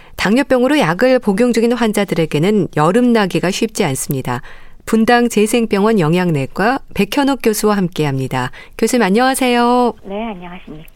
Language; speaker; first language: Korean; native; Korean